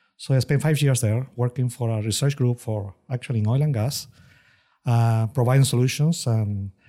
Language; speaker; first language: English; non-native, fluent; Spanish